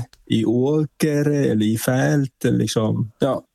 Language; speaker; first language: Swedish; non-native, fluent; Vietnamese